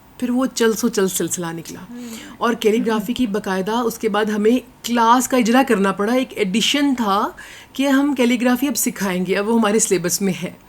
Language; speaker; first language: Urdu; non-native, local second language; Punjabi